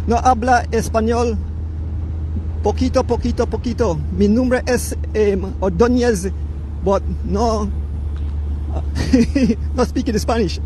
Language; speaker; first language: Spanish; non-native, learner; English